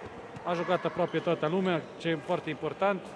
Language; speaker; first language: Romanian; non-native, fluent; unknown